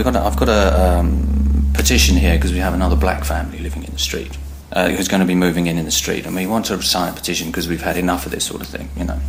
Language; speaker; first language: English; native; English